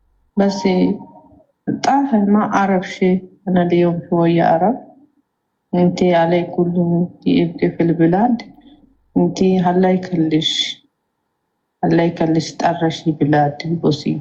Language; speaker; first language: Arabic; non-native, learner; Amharic